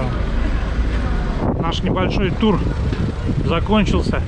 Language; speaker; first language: Russian; native; Russian